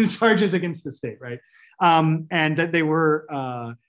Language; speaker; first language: English; native; English